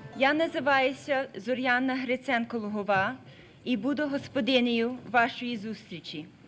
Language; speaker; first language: Ukrainian; early bilingual, heritage; Ukrainian